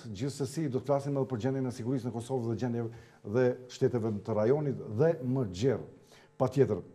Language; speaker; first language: Albanian; native; Albanian